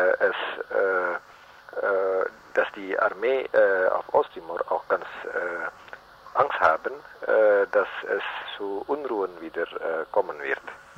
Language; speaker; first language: German; non-native, learner; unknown